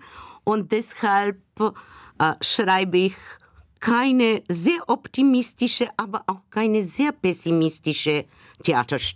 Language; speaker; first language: German; non-native, fluent; Bulgarian